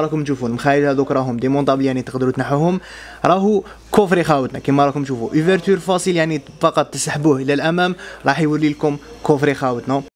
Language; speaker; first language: Arabic; native; Arabic